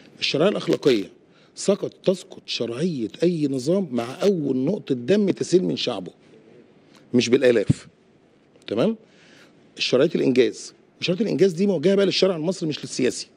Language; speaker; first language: Arabic; native; Arabic